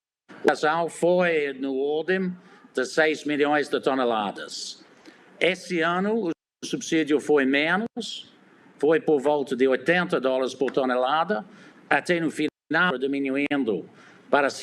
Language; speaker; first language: Portuguese; non-native, fluent; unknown